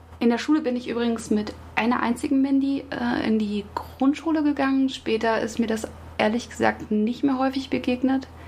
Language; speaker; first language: German; native; German